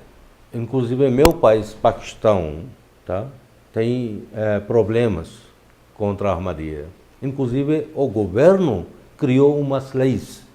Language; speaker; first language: Portuguese; non-native, fluent; Urdu